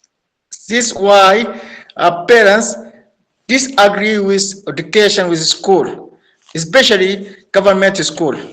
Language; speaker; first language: English; non-native, learner; Arabic